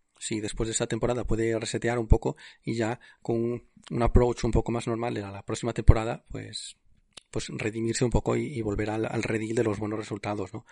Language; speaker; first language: Spanish; native; Spanish